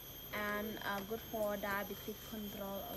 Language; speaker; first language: English; non-native, learner; Indonesian